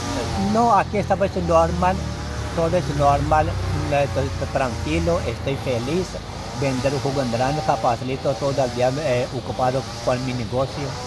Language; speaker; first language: Spanish; non-native, learner; Urdu